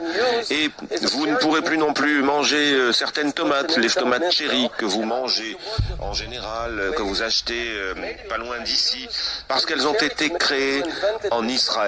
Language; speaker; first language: French; native; French